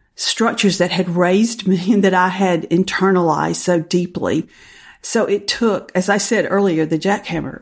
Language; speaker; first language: English; native; English